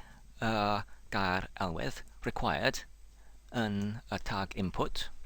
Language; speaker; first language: Welsh; non-native, fluent; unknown